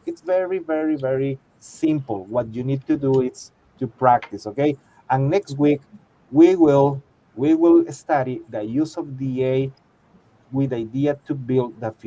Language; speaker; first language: English; non-native, fluent; Spanish